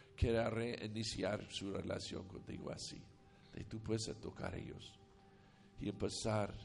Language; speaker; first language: Spanish; non-native, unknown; English